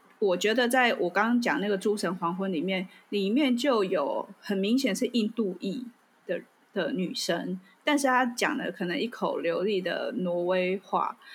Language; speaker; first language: Chinese; native; Chinese